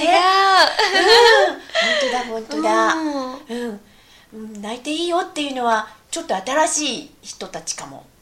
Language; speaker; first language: Japanese; native; Japanese